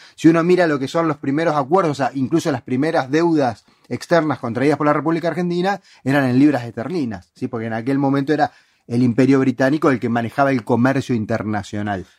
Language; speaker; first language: Spanish; native; Spanish